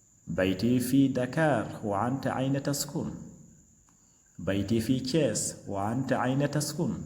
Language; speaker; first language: Arabic; non-native, fluent; Wolof